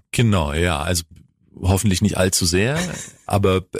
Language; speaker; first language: German; non-native, fluent; Greek